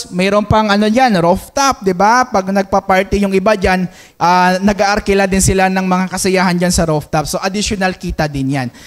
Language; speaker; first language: Filipino; non-native, local second language; Hiligaynon